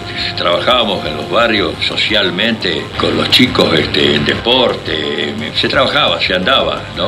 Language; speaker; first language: Spanish; native; Spanish